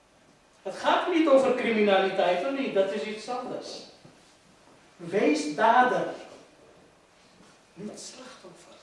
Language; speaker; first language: Dutch; non-native, fluent; Urdu